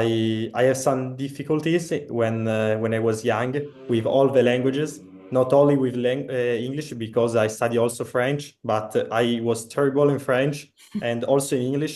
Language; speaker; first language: English; non-native, fluent; Italian